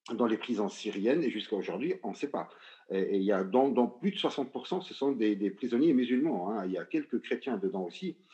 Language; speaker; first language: French; non-native, local second language; Arabic